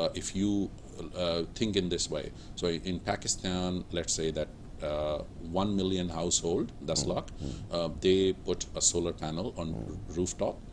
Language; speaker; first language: English; non-native, local second language; Urdu